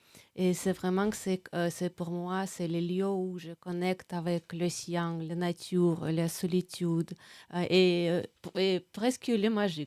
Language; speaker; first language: French; non-native, fluent; Russian